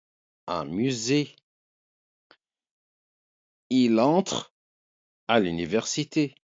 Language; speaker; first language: French; non-native, fluent; Arabic